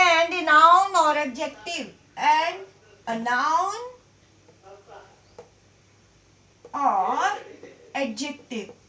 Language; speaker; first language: English; non-native, local second language; Hindi